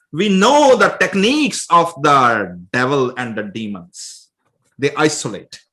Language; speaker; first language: Urdu; non-native, local second language; Punjabi